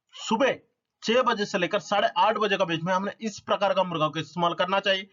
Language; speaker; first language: Hindi; non-native, local second language; Telugu